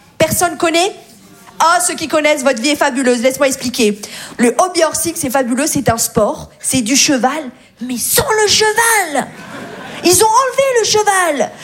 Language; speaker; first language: French; native; French